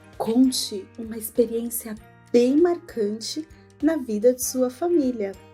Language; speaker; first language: Portuguese; native; Portuguese